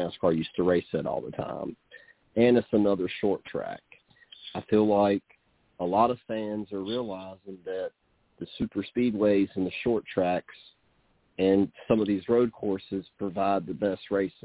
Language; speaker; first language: English; native; English